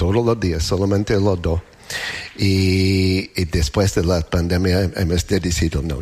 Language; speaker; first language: Spanish; non-native, learner; English